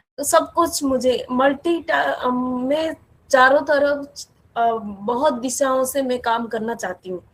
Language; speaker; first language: Hindi; non-native, local second language; Odia